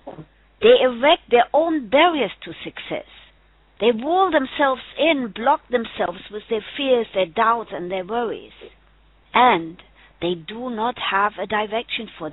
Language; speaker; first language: English; non-native, fluent; German